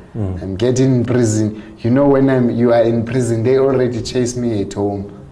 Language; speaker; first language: English; non-native, local second language; Xhosa